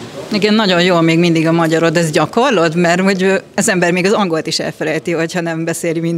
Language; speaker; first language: Hungarian; native; Hungarian